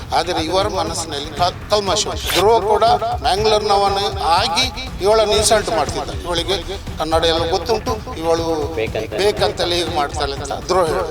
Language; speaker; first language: Kannada; non-native, local second language; Tulu